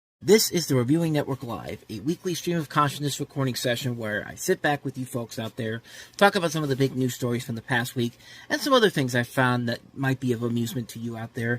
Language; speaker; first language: English; native; English